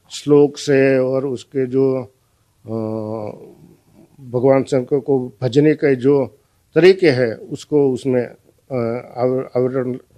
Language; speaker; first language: Hindi; non-native, local second language; Gujarati